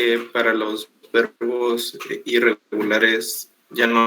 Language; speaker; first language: Spanish; native; Spanish